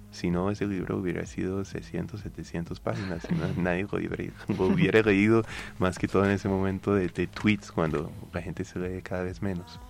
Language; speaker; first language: Spanish; non-native, fluent; English